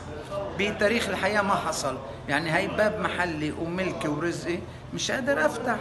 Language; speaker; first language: Arabic; native; Arabic